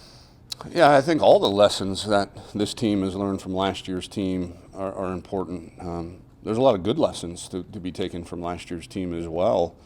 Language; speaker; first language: English; native; English